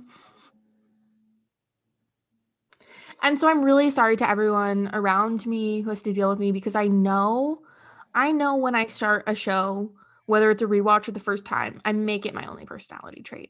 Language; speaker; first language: English; native; English